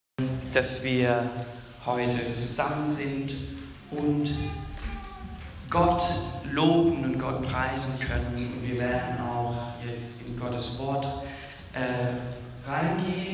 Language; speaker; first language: German; non-native, fluent; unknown